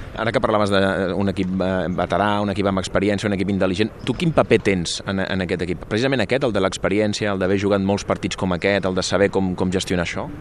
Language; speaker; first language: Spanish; non-native, local second language; Catalan